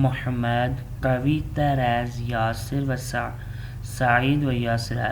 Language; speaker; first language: Persian; non-native, fluent; Urdu